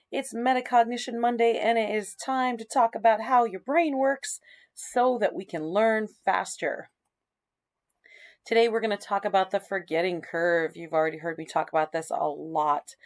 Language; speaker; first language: English; native; English